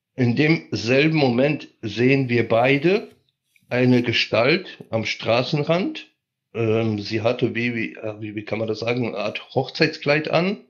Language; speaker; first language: German; early bilingual, heritage; Polish